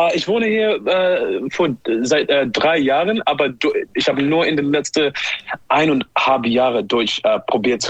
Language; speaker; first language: German; non-native, learner; English